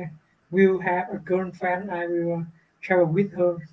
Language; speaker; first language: English; non-native, learner; Vietnamese